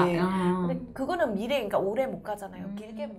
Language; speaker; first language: Korean; non-native, fluent; Vietnamese